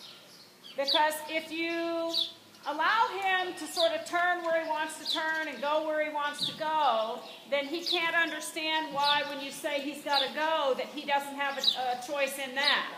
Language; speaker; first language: English; native; English